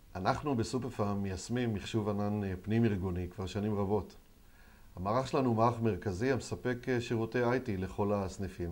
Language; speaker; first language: Hebrew; native; Hebrew